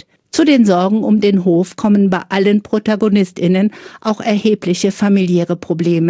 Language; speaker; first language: German; native; German